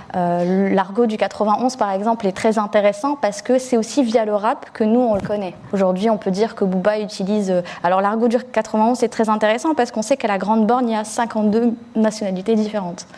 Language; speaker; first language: French; early bilingual, other home language; Arabic